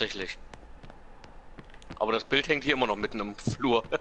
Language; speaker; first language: German; native; German